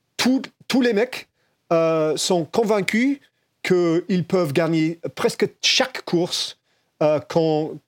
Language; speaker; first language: French; non-native, fluent; English